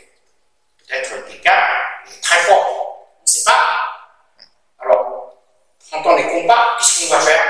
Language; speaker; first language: French; non-native, learner; Chinese